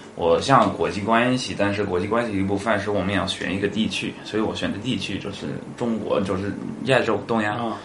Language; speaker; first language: Chinese; non-native, fluent; English